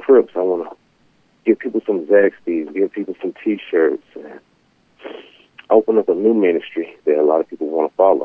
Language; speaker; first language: English; native; English